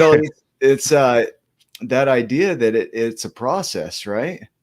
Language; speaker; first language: English; native; English